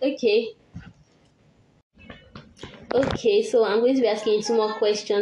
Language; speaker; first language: English; non-native, local second language; Yoruba